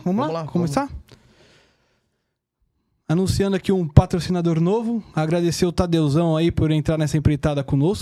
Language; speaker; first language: Portuguese; native; Portuguese